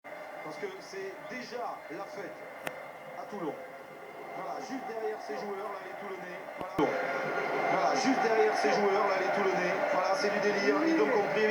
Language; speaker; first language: French; native; French